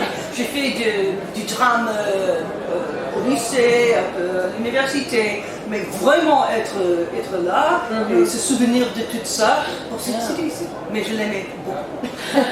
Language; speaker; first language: French; non-native, learner; English